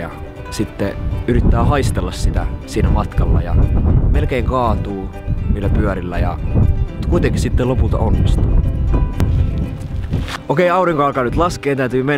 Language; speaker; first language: Finnish; native; Finnish